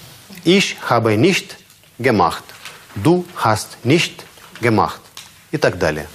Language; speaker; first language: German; non-native, fluent; Russian